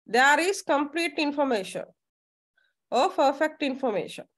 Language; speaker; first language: English; non-native, local second language; Sinhala